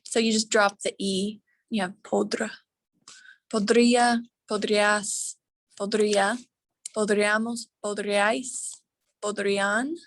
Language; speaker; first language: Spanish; non-native, fluent; English